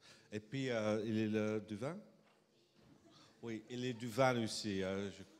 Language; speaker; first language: French; non-native, fluent; English